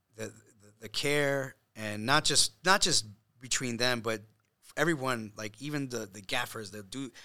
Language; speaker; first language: English; native; English